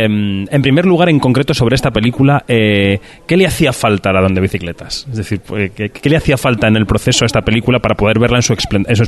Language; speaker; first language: Spanish; native; Spanish